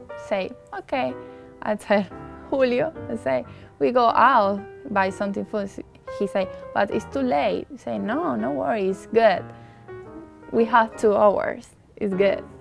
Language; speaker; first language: English; non-native, learner; Spanish